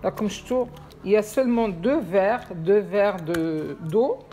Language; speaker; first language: French; non-native, local second language; Arabic